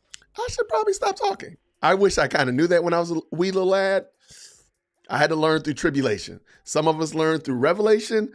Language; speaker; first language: English; native; English